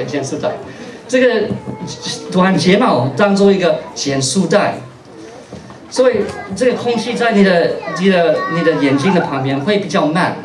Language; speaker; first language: Chinese; non-native, fluent; English